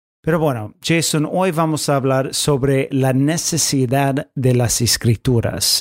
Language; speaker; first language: Spanish; non-native, fluent; English